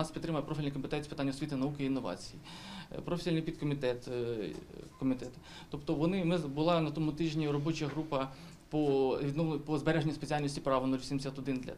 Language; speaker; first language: Ukrainian; native; Ukrainian